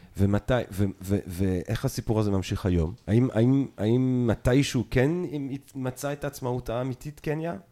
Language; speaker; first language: Hebrew; early bilingual, other home language; French